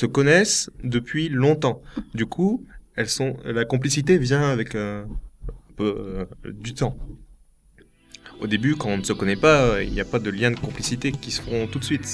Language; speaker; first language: French; native; French